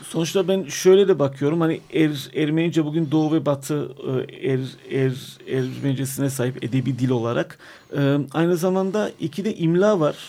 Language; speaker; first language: Turkish; non-native, local second language; Armenian